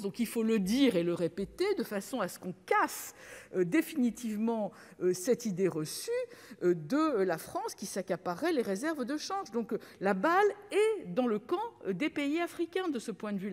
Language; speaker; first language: French; native; French